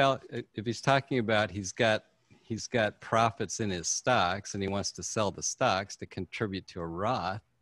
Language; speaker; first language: English; native; English